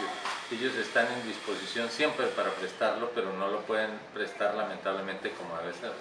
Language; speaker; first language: Spanish; native; Spanish